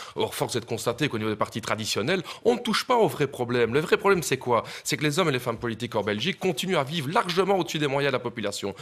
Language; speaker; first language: French; native; French